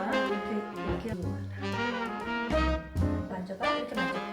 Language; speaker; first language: Korean; native; Korean